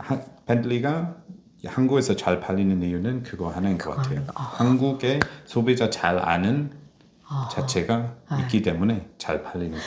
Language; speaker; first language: Korean; non-native, fluent; English